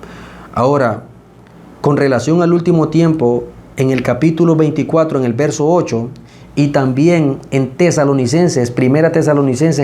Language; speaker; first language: Spanish; native; Spanish